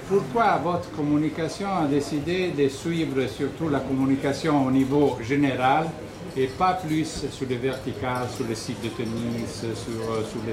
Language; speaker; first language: French; non-native, fluent; Italian